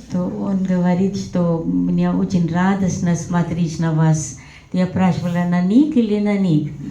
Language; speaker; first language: Russian; non-native, fluent; Hindi